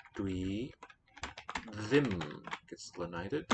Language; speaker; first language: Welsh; non-native, learner; English